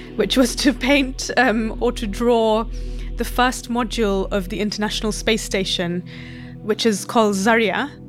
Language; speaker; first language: English; non-native, local second language; Hindi